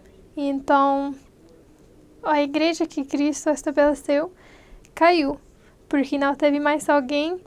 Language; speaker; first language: Portuguese; non-native, fluent; English